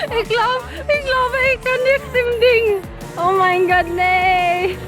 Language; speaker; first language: German; non-native, learner; Filipino